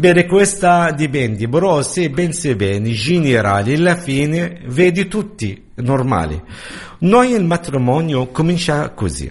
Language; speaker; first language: Italian; non-native, learner; Arabic